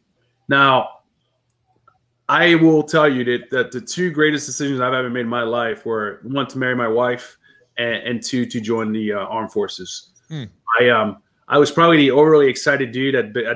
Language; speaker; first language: English; early bilingual, other home language; French